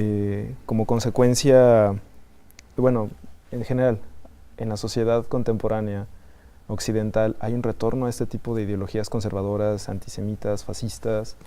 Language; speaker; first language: Spanish; native; Spanish